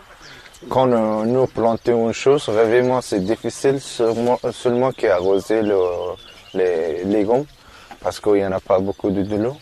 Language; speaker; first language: French; non-native, learner; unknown